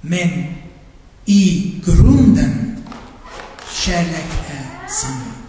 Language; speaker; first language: Swedish; non-native, fluent; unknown